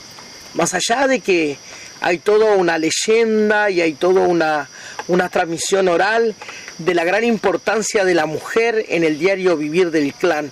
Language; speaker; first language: Spanish; native; Spanish